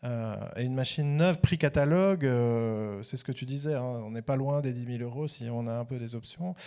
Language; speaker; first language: French; native; French